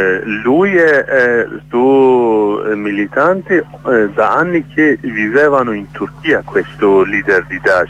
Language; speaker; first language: Italian; non-native, learner; Kurdish